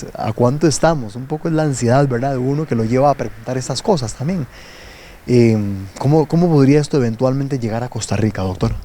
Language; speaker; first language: Spanish; native; Spanish